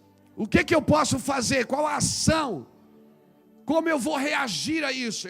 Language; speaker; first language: Portuguese; native; Portuguese